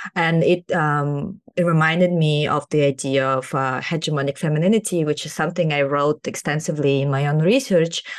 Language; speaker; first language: English; non-native, fluent; Kazakh